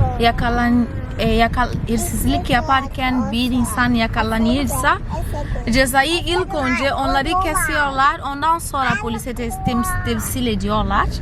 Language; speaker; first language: Turkish; non-native, fluent; Portuguese